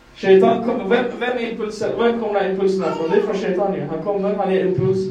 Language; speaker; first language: Swedish; non-native, fluent; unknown